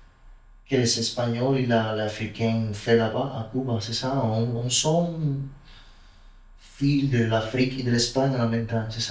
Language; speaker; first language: French; non-native, learner; Spanish